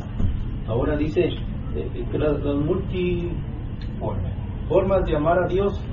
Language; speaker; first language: Spanish; native; Spanish